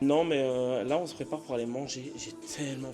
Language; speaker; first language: French; native; French